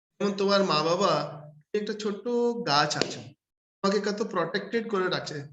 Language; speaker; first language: Bangla; non-native, local second language; Hindi